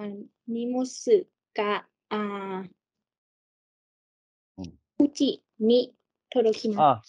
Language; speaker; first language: Japanese; non-native, learner; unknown